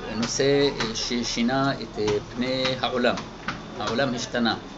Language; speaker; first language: Hebrew; non-native, local second language; Arabic